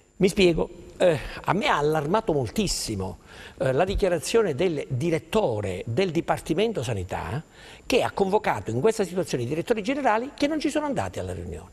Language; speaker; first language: Italian; native; Italian